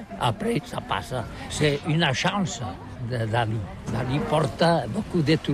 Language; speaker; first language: French; non-native, learner; Catalan